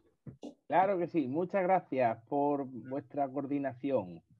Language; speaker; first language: Spanish; native; Spanish